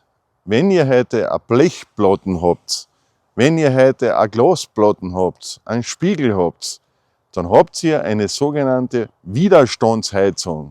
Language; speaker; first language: German; native; German